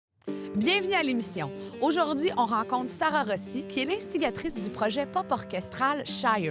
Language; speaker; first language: French; native; French